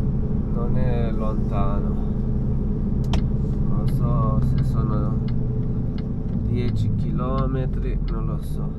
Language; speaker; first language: Italian; non-native, fluent; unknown